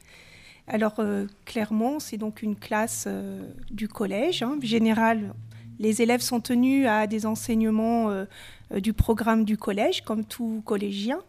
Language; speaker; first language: French; native; French